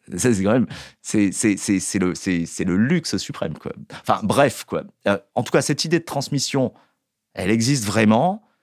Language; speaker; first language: French; native; French